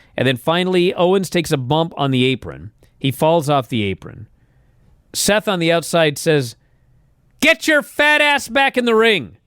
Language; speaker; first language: English; native; English